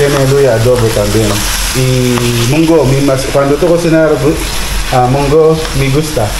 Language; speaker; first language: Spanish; non-native, learner; Filipino